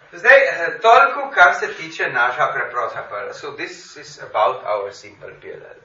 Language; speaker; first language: English; non-native, fluent; Slovenian